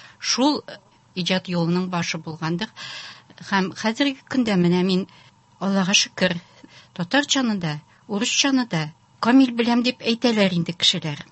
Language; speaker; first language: Tatar; native; Tatar